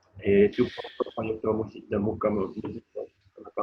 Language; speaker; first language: Spanish; non-native, fluent; French